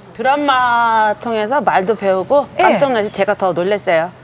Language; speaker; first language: Korean; native; Korean